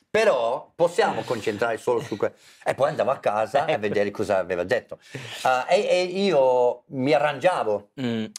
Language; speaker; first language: Italian; non-native, fluent; English